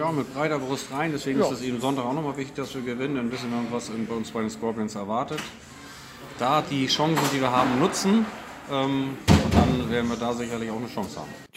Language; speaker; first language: German; native; German